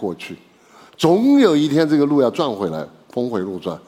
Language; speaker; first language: Chinese; native; Chinese